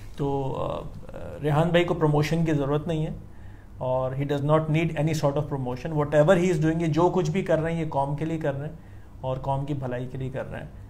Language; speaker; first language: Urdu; native; Urdu